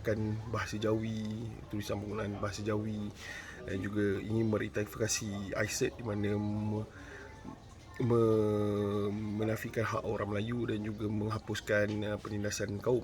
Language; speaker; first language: Malay; native; Malay